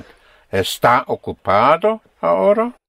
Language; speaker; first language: Spanish; non-native, fluent; English